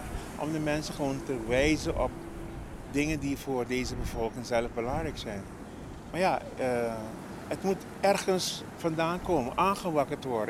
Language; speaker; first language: Dutch; non-native, local second language; Papiamento